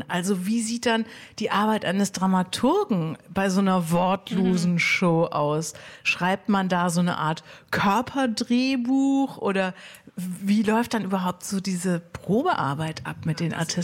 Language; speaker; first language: German; native; German